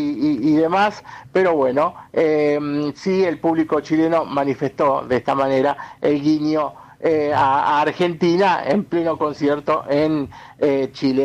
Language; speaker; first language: Spanish; native; Spanish